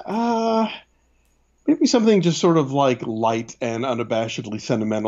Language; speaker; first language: English; native; English